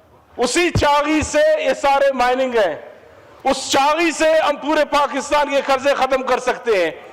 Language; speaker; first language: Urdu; non-native, local second language; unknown